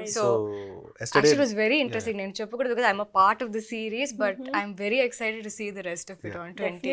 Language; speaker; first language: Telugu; non-native, fluent; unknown